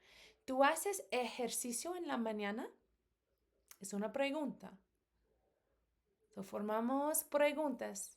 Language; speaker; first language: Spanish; non-native, fluent; English